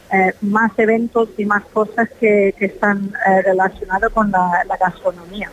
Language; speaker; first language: Spanish; non-native, fluent; English